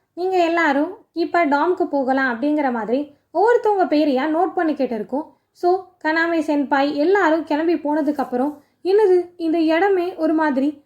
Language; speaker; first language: Tamil; native; Tamil